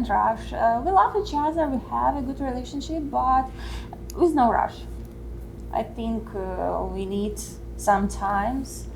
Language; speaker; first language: English; non-native, learner; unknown